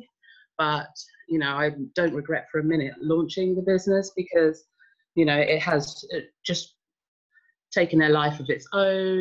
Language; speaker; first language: English; native; English